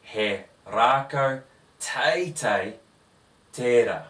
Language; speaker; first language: Māori; non-native, local second language; English